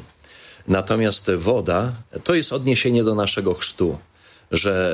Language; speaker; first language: Polish; native; Polish